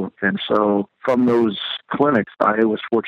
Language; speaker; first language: English; native; English